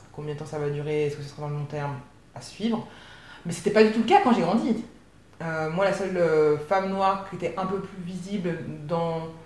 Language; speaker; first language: French; native; French